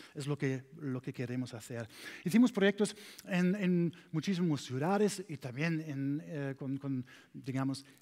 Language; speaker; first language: Spanish; non-native, fluent; German